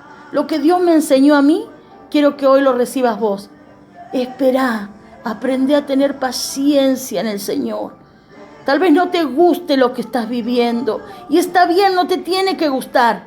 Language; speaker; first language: Spanish; native; Spanish